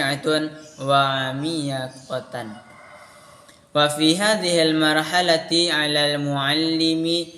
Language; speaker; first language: Arabic; non-native, learner; Indonesian